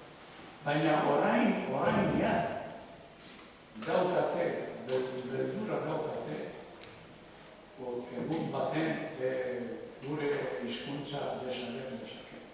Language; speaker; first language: Basque; non-native, learner; Croatian